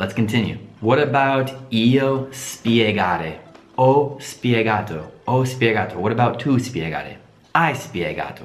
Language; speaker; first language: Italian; non-native, fluent; English